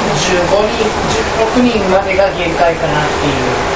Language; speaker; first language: Japanese; native; Japanese